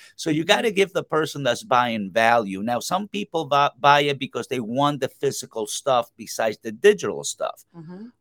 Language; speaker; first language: English; non-native, fluent; Spanish